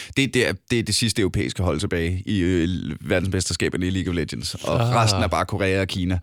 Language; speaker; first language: Danish; native; Danish